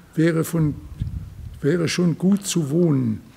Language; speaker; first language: German; native; German